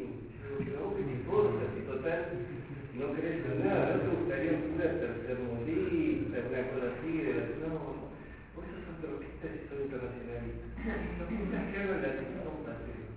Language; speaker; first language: Spanish; native; Spanish